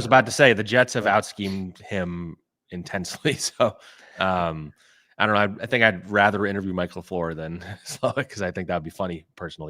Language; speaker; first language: English; native; English